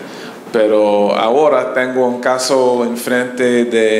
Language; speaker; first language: Spanish; non-native, learner; English